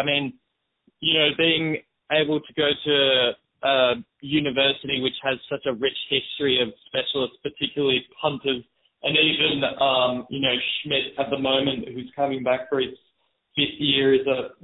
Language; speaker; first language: English; native; English